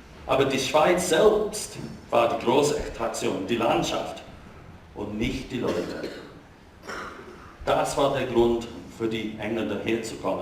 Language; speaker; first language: German; non-native, fluent; English